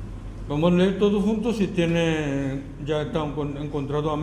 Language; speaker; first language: Spanish; non-native, fluent; Korean